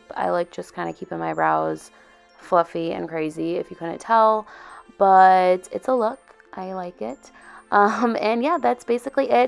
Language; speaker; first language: English; native; English